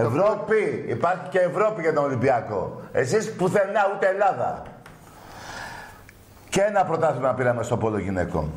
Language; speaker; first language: Greek; native; Greek